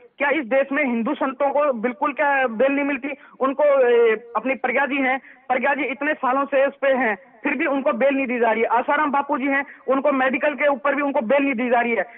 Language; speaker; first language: Hindi; native; Hindi